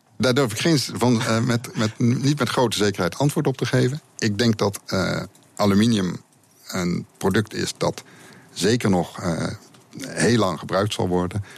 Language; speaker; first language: Dutch; native; Dutch